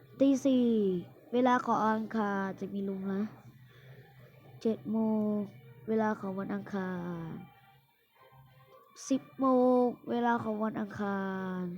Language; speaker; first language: Thai; native; Thai